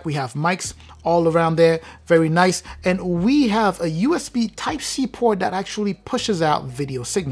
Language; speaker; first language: English; native; English